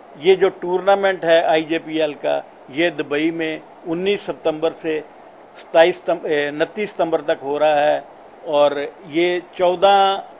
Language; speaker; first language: Hindi; non-native, local second language; Punjabi